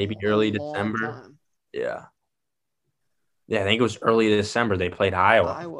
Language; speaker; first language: English; native; English